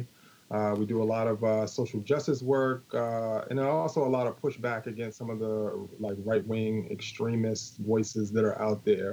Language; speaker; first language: English; native; English